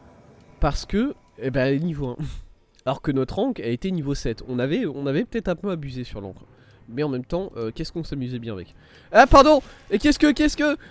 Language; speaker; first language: French; native; French